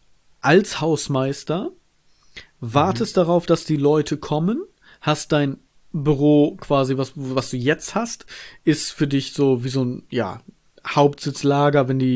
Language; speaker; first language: German; native; German